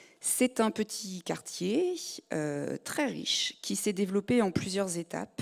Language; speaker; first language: French; native; French